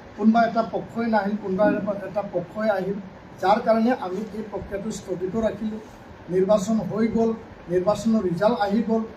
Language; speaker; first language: Assamese; non-native, local second language; Bodo